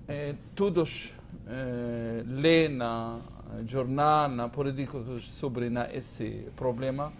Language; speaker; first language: Spanish; non-native, learner; Hebrew